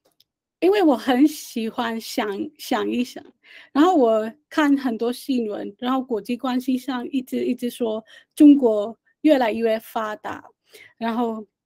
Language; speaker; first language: Chinese; non-native, fluent; Hindi